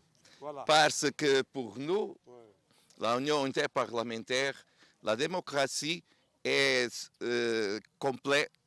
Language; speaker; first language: French; non-native, learner; Portuguese